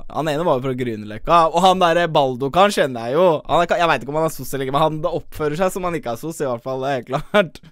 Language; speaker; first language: Norwegian; early bilingual, other home language; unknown